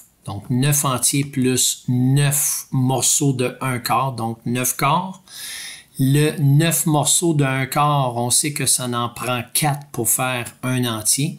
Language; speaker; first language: French; native; French